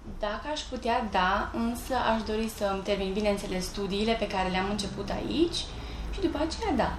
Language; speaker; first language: Romanian; early bilingual, heritage; French